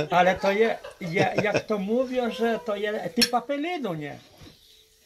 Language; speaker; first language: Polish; early bilingual, heritage; Polish